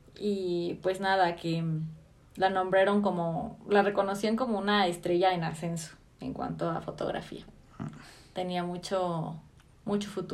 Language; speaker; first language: Spanish; native; Spanish